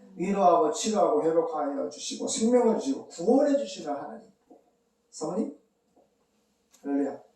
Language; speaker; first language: Korean; native; Korean